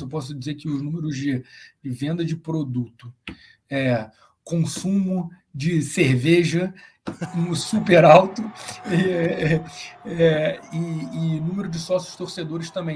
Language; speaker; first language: Portuguese; native; Portuguese